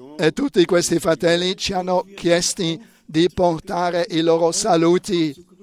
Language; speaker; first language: Italian; non-native, fluent; Romanian